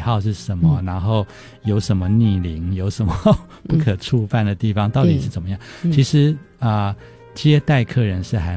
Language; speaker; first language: Chinese; native; Chinese